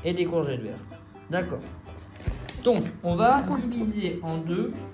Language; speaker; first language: French; native; French